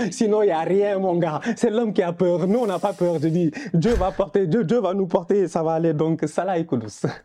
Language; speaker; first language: French; non-native, local second language; Wolof